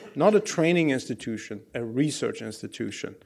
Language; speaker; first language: English; non-native, fluent; Arabic